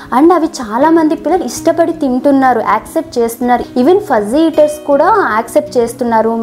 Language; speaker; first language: Telugu; non-native, local second language; Kannada